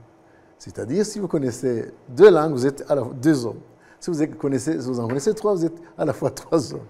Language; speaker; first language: French; non-native, local second language; Kinyarwanda